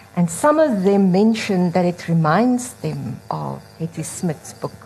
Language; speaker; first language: English; non-native, local second language; Afrikaans